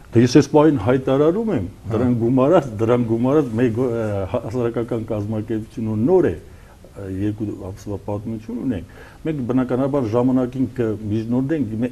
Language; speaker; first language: Armenian; non-native, local second language; Kurdish